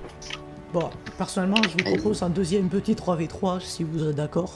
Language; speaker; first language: French; native; French